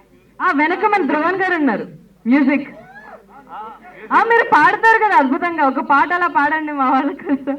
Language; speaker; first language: Telugu; native; Telugu